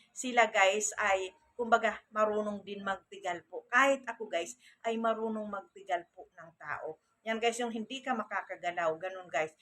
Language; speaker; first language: Filipino; native; Filipino